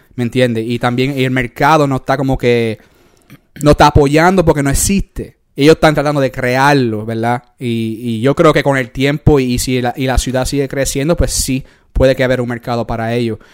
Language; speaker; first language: Spanish; early bilingual, heritage; Spanish